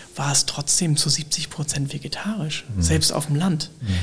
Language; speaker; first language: German; native; German